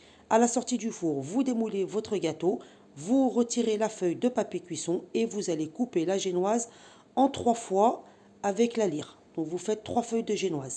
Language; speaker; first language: French; native; French